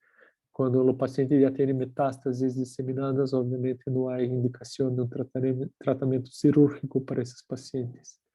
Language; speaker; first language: Spanish; non-native, fluent; Portuguese